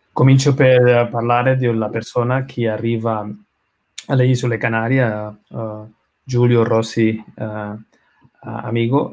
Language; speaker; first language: Italian; non-native, learner; Spanish